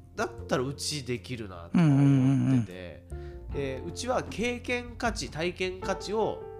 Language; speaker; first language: Japanese; native; Japanese